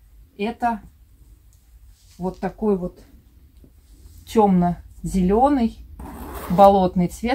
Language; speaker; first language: Russian; native; Russian